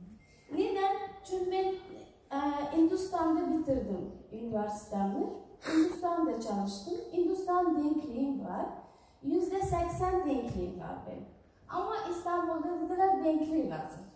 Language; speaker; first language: Turkish; non-native, learner; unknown